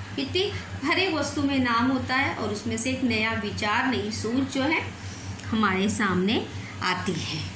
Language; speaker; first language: Hindi; non-native, local second language; Marathi